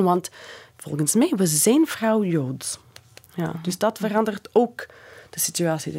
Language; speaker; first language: Dutch; non-native, fluent; English